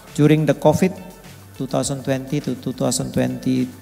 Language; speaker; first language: English; non-native, fluent; Indonesian